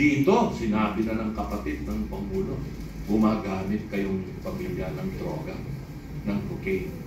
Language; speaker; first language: Filipino; non-native, local second language; Iloko